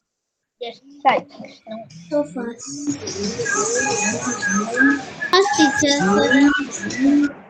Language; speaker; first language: English; non-native, local second language; Tamil